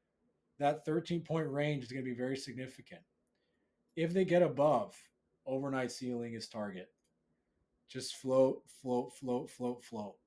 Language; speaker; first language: English; native; English